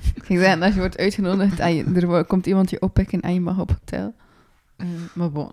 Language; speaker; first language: Dutch; native; Dutch